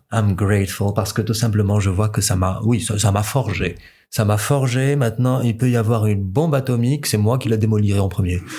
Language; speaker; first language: French; non-native, local second language; Arabic